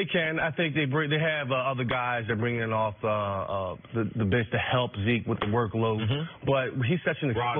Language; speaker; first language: English; native; English